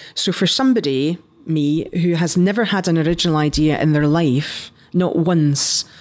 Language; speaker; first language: English; native; English